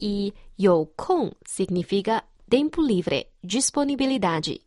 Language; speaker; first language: Portuguese; non-native, fluent; Chinese